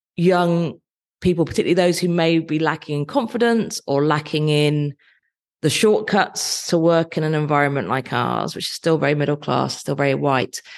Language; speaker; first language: English; native; English